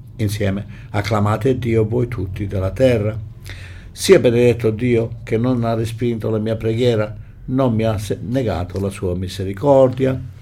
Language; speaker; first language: Italian; native; Italian